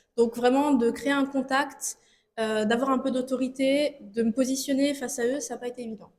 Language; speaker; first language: French; native; French